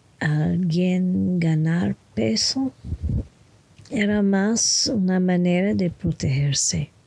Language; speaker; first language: Spanish; non-native, fluent; French